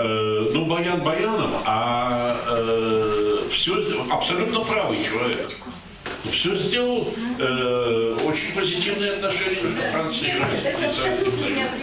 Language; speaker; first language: Russian; native; Russian